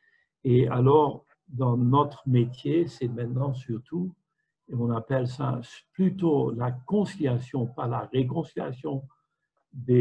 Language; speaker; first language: French; non-native, fluent; Dutch